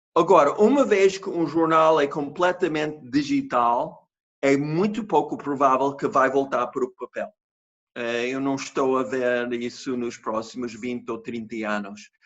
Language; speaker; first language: Portuguese; non-native, fluent; English